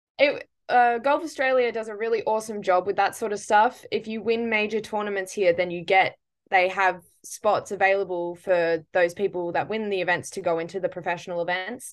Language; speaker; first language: English; native; English